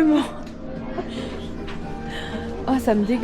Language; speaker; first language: French; native; French